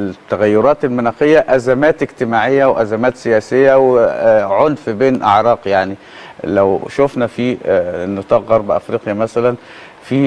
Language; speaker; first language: Arabic; native; Arabic